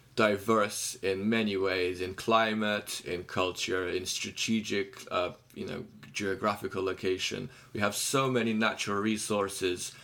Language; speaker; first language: English; non-native, fluent; Ukrainian